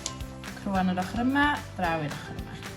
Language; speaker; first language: Welsh; native; Welsh